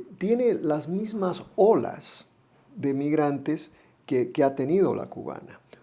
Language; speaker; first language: Spanish; native; Spanish